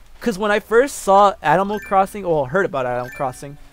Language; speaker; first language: English; early bilingual, other home language; Spanish